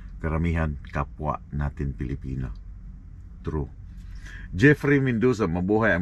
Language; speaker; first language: Filipino; non-native, local second language; Cebuano